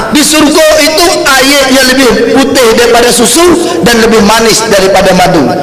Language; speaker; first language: Malay; native; Malay